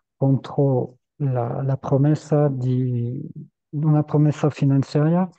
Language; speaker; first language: Italian; non-native, fluent; French